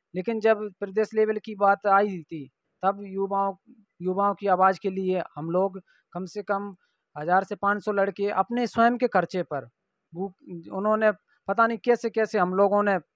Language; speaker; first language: Hindi; native; Hindi